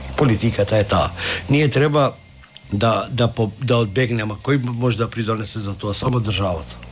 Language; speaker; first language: Macedonian; non-native, local second language; Albanian